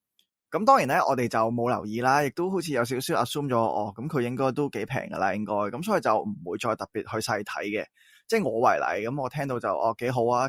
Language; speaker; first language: Cantonese; native; Cantonese